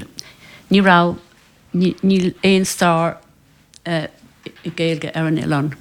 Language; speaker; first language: Irish; non-native, local second language; English